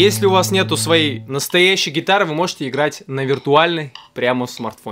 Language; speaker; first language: Russian; native; Russian